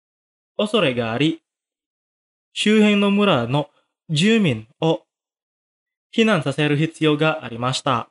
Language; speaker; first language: Japanese; non-native, fluent; Indonesian